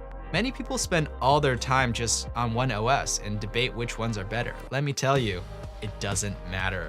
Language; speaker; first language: English; native; English